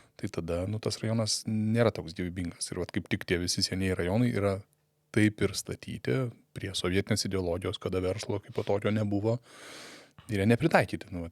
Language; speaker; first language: Lithuanian; native; Lithuanian